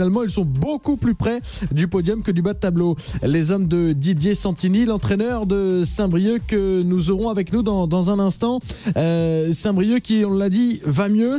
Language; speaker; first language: French; native; French